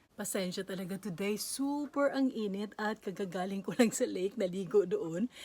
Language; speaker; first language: Filipino; native; Filipino